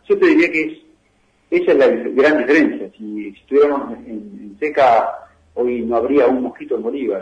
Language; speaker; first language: Spanish; native; Spanish